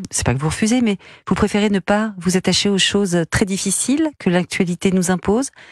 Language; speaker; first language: French; native; French